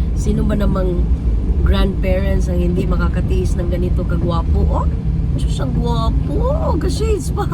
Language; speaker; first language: Filipino; non-native, local second language; Bikol